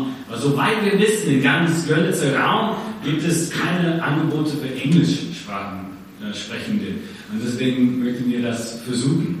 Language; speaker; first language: German; non-native, fluent; English